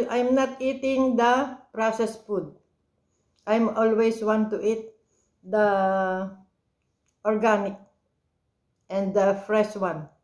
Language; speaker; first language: English; non-native, local second language; Filipino